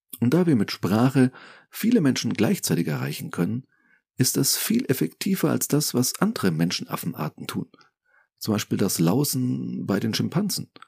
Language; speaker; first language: German; native; German